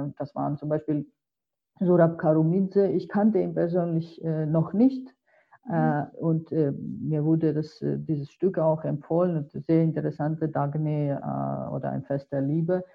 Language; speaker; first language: German; non-native, fluent; Georgian